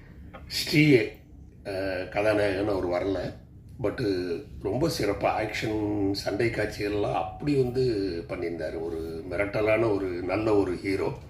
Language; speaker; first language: Tamil; native; Tamil